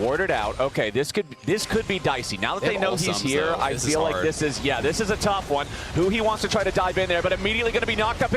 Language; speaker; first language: English; native; English